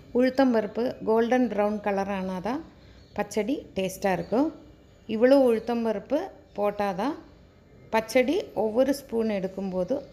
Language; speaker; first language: Tamil; non-native, local second language; Malayalam